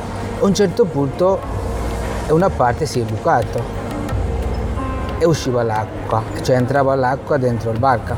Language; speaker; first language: Italian; non-native, fluent; Bangla